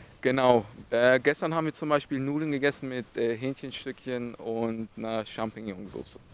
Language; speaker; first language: German; early bilingual, other home language; Russian